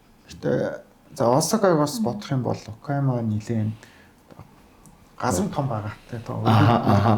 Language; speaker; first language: Mongolian; non-native, fluent; Japanese